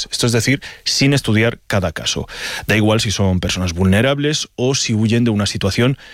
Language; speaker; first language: Spanish; native; Spanish